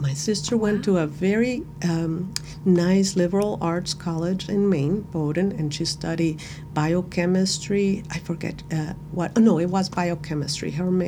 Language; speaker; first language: English; non-native, fluent; Spanish